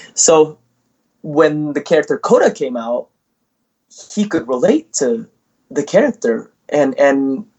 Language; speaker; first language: English; early bilingual, other home language; Indonesian